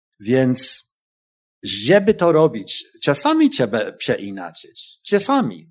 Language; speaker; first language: Polish; non-native, fluent; English